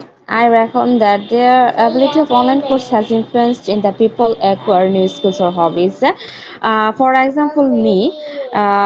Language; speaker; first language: English; non-native, learner; Bangla